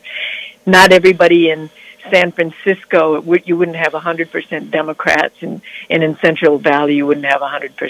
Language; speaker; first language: English; native; English